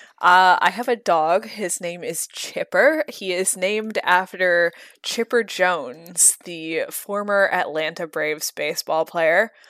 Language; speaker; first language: English; native; English